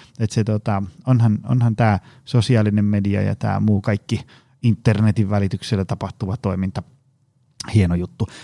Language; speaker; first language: Finnish; native; Finnish